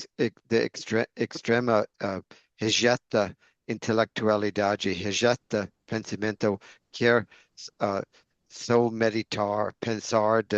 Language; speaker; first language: Portuguese; non-native, learner; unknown